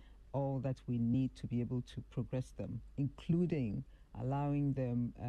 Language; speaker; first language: English; non-native, local second language; Akan